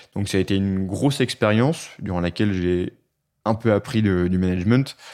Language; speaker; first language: French; native; French